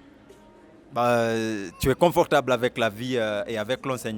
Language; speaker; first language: French; non-native, fluent; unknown